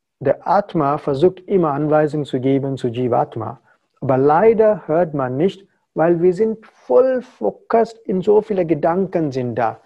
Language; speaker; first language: German; non-native, fluent; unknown